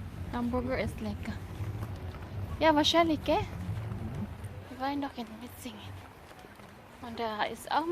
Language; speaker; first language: German; non-native, learner; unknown